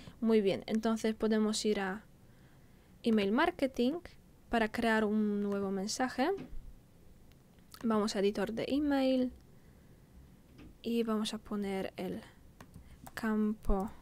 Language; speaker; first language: Spanish; non-native, fluent; Polish